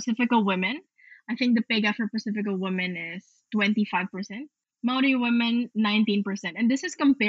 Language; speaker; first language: English; non-native, local second language; Filipino